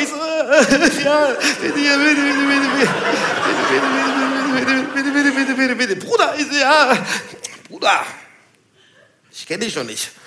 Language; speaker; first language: German; native; German